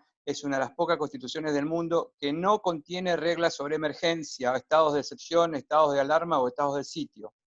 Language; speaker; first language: Spanish; native; Spanish